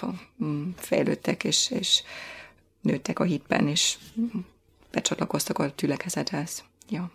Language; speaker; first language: Hungarian; non-native, fluent; German